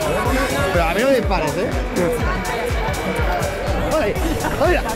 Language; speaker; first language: Spanish; native; Spanish